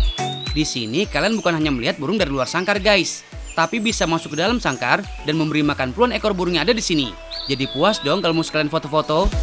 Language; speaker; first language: Indonesian; native; Indonesian